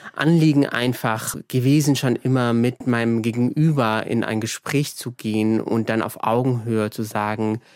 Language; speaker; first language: German; early bilingual, other home language; Arabic